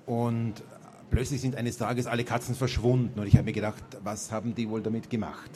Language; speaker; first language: German; native; German